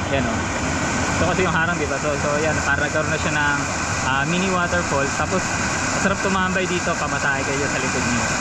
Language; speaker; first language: Filipino; native; Filipino